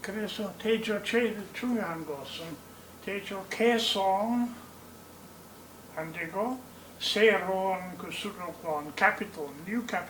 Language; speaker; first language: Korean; non-native, fluent; English